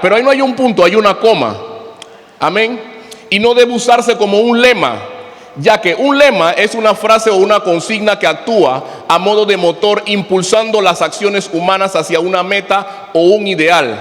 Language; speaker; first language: Spanish; native; Spanish